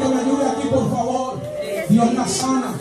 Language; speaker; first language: Spanish; native; Spanish